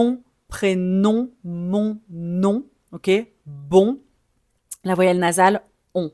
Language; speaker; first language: French; native; French